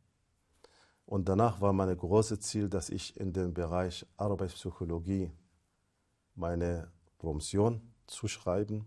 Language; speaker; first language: German; non-native, fluent; Arabic